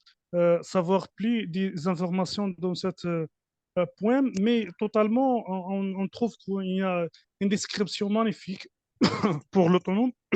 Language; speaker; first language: French; non-native, learner; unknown